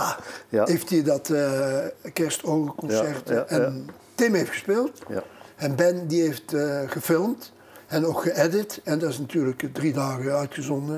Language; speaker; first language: Dutch; native; Dutch